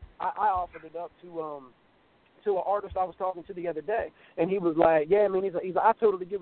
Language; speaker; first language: English; native; English